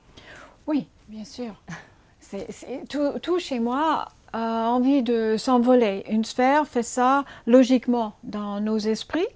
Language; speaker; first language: French; non-native, fluent; English